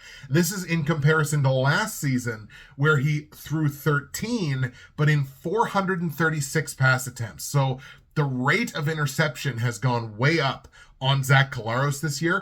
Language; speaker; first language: English; native; English